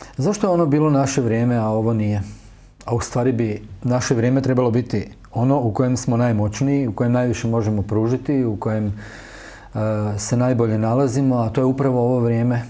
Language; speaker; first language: Croatian; native; Croatian